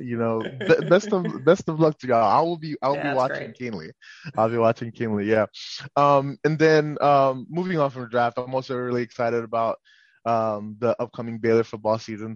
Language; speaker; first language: English; non-native, local second language; Yoruba